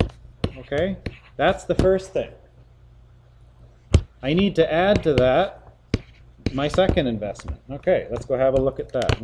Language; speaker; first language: English; native; English